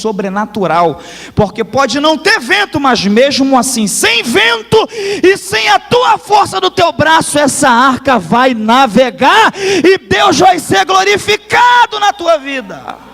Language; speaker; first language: Portuguese; native; Portuguese